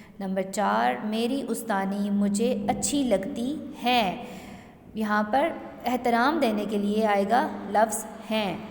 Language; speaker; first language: Urdu; native; Urdu